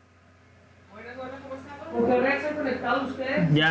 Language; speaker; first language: Spanish; native; Spanish